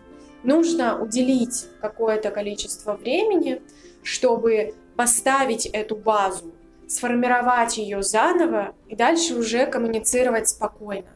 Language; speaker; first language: Russian; native; Russian